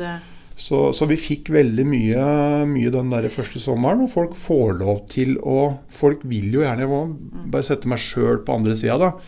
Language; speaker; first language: Norwegian; native; Norwegian